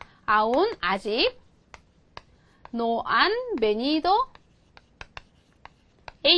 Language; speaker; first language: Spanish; non-native, fluent; Korean